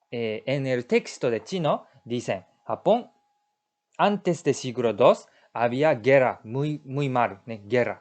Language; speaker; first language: Spanish; non-native, learner; Japanese